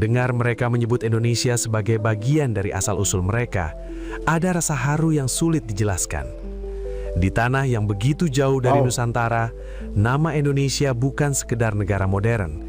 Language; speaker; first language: Indonesian; native; Indonesian